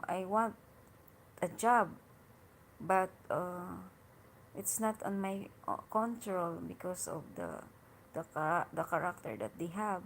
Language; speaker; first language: English; non-native, learner; Hiligaynon